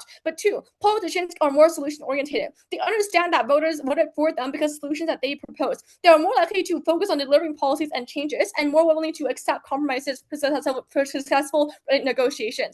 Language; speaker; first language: English; non-native, fluent; Chinese